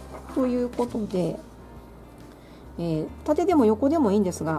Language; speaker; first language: Japanese; native; Japanese